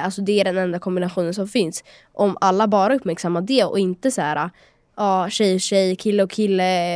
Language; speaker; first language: Swedish; native; Swedish